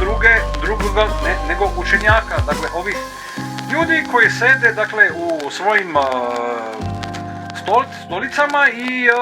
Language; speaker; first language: Croatian; native; Croatian